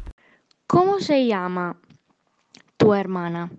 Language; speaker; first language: Spanish; non-native, learner; Italian